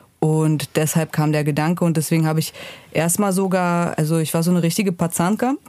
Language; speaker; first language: German; early bilingual, other home language; Russian